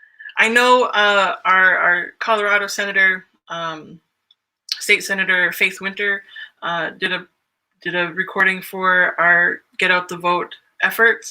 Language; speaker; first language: English; native; English